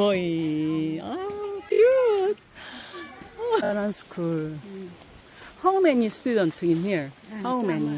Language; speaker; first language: English; non-native, learner; Korean